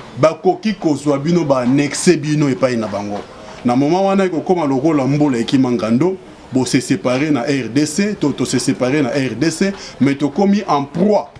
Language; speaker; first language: Lingala; non-native, local second language; Kongo